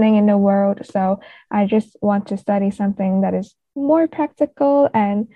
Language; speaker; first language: English; non-native, local second language; Cantonese